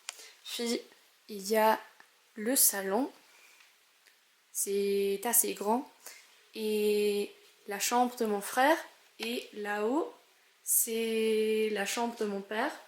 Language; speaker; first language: French; non-native, fluent; English